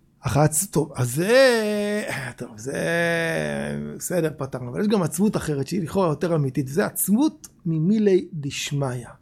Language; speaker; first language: Hebrew; native; Hebrew